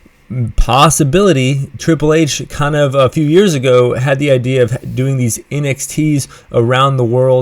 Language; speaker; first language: English; native; English